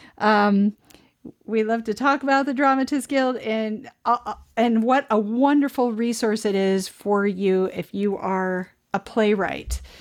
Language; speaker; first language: English; native; English